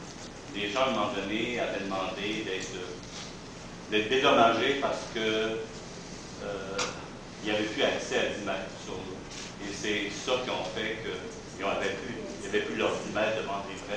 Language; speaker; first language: French; native; French